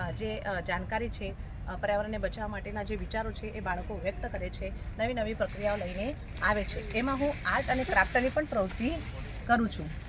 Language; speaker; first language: Gujarati; non-native, local second language; Marathi